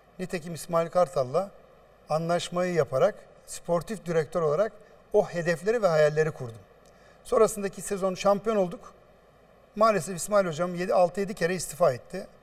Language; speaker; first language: Turkish; native; Turkish